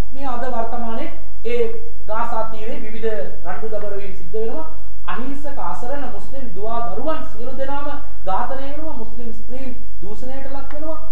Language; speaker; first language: Sinhala; non-native, local second language; Tamil